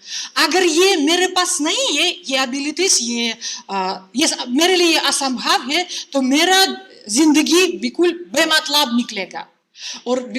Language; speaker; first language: Hindi; non-native, fluent; Russian